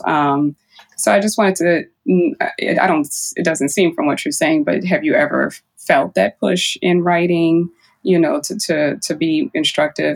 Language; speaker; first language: English; native; English